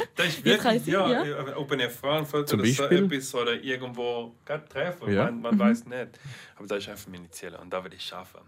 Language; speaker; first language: German; non-native, learner; English